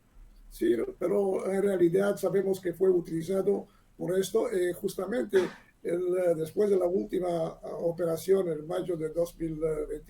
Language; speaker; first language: Spanish; non-native, learner; Hebrew